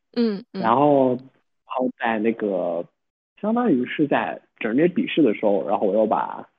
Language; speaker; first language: Chinese; native; Chinese